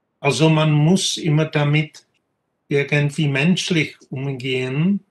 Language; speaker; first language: German; non-native, fluent; Czech